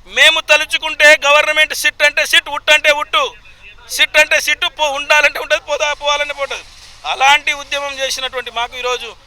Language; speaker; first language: Telugu; non-native, local second language; Lambadi